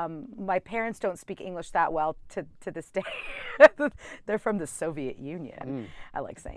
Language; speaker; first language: English; native; English